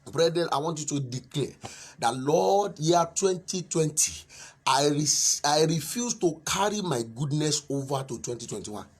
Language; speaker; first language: English; non-native, local second language; Yoruba